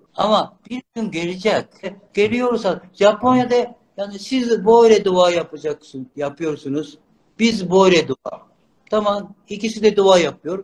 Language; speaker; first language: Turkish; non-native, learner; Japanese